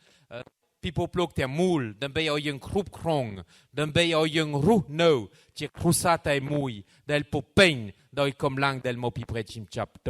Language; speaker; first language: Khmer; non-native, fluent; French